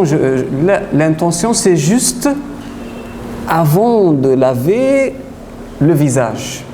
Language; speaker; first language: French; non-native, fluent; Arabic